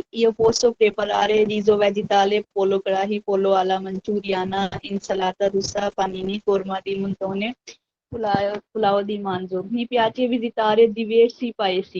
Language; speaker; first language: Italian; non-native, learner; Urdu